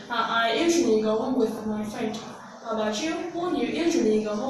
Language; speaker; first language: English; non-native, learner; Vietnamese